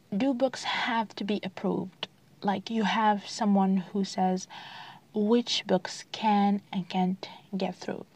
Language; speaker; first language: English; non-native, fluent; Arabic